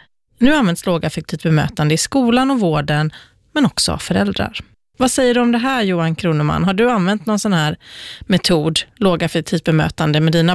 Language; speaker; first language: Swedish; native; Swedish